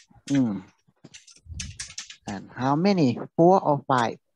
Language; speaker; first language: English; non-native, learner; Thai